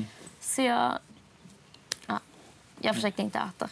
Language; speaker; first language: Swedish; non-native, fluent; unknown